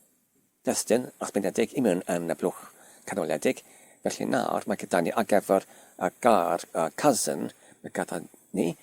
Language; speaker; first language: Welsh; non-native, learner; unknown